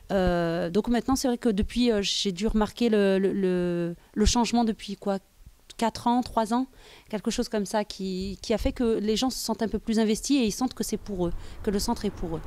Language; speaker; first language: French; native; French